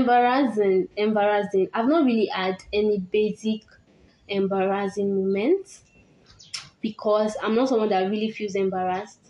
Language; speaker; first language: English; non-native, local second language; Yoruba